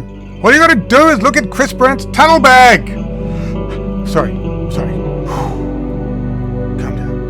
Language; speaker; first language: English; native; English